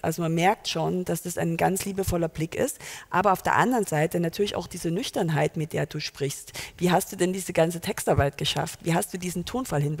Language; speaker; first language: German; native; German